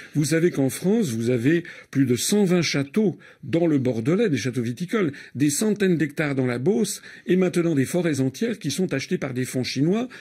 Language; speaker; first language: French; native; French